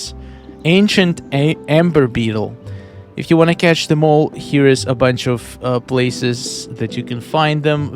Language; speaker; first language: English; non-native, fluent; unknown